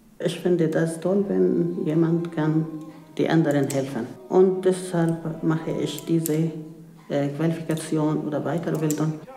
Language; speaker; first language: German; non-native, learner; Arabic